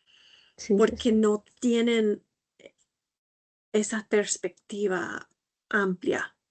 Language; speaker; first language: Spanish; non-native, fluent; English